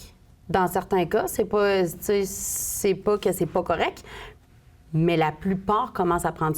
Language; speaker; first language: French; native; French